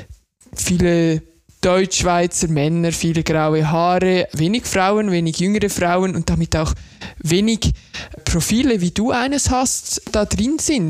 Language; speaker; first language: German; native; German